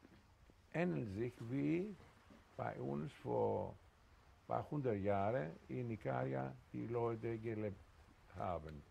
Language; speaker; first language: German; non-native, fluent; Greek